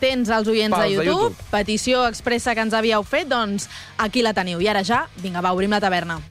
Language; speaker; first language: Catalan; native; Catalan